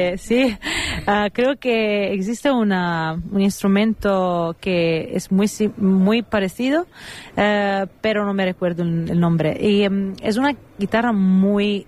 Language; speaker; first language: Spanish; non-native, fluent; Italian